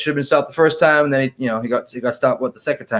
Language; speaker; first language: English; native; English